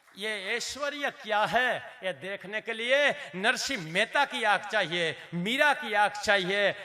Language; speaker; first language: Hindi; non-native, local second language; Gujarati